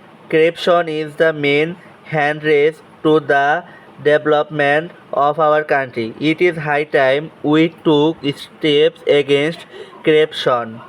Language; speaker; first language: English; non-native, local second language; Bangla